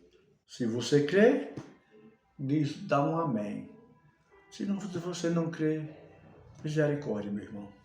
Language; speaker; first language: Portuguese; native; Portuguese